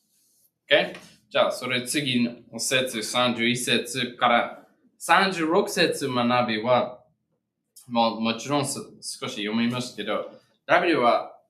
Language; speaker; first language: Japanese; non-native, fluent; English